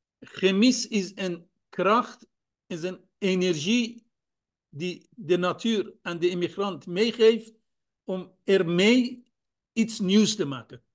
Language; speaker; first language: Dutch; non-native, fluent; Persian